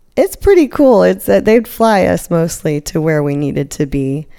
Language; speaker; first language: English; native; English